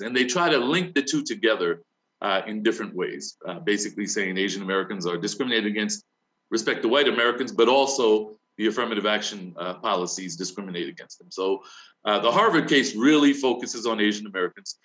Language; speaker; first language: English; native; English